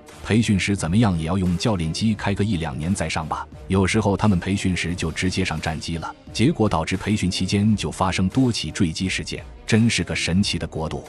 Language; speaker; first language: Chinese; native; Chinese